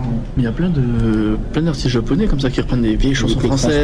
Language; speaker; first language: French; native; French